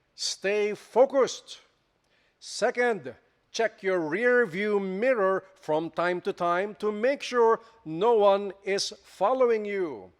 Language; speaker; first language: English; non-native, local second language; Filipino